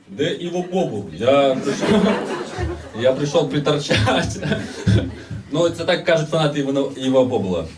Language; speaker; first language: Ukrainian; native; Ukrainian